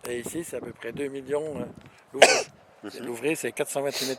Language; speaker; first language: French; native; French